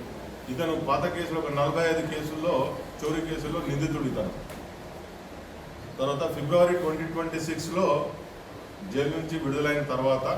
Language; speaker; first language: Telugu; native; Telugu